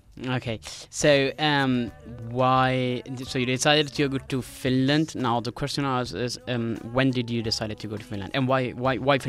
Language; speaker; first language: English; non-native, fluent; Spanish